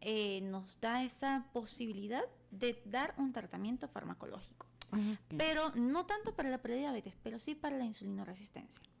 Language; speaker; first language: Spanish; native; Spanish